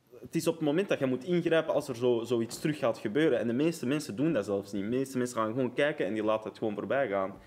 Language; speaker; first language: Dutch; early bilingual, other home language; Arabic